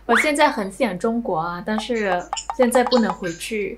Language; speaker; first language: Chinese; non-native, fluent; Thai